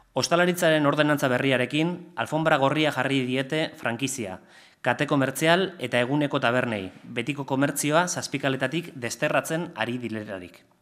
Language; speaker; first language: Basque; non-native, local second language; Spanish